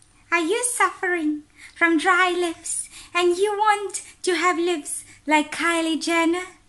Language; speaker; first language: English; non-native, local second language; Afrikaans